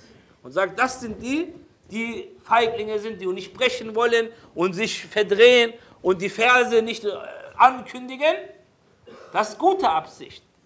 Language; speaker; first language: German; non-native, fluent; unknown